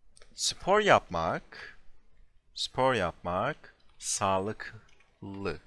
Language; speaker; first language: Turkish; non-native, fluent; English